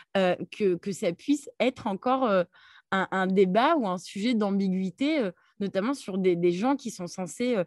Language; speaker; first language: French; early bilingual, other home language; Arabic